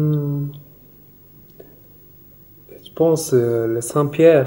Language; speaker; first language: French; non-native, learner; Japanese